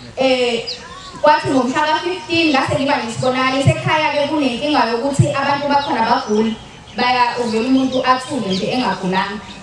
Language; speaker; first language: Zulu; native; Zulu